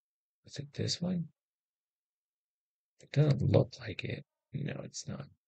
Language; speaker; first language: English; native; English